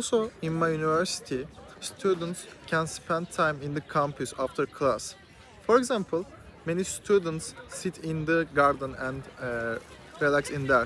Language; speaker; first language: English; non-native, learner; Turkish